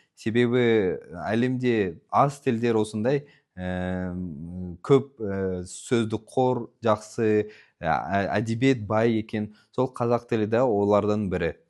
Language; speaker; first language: Kazakh; non-native, learner; Punjabi